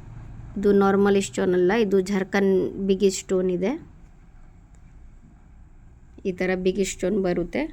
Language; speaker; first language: Kannada; non-native, local second language; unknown